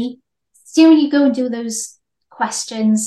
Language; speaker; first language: English; native; English